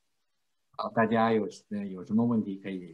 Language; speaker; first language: Chinese; native; Chinese